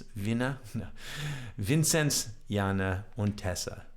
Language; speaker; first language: German; non-native, learner; English